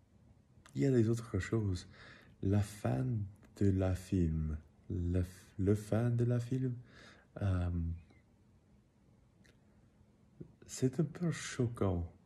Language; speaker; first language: French; non-native, learner; English